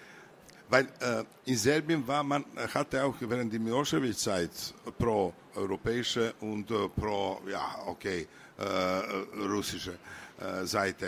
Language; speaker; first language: German; non-native, learner; Serbian